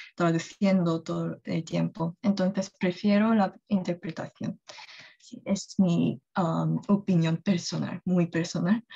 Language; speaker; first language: Spanish; non-native, fluent; Korean